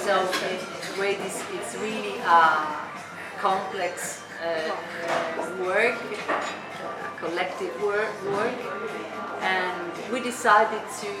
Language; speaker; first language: English; non-native, fluent; Italian